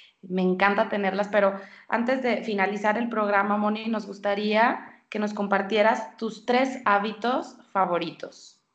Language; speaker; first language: Spanish; native; Spanish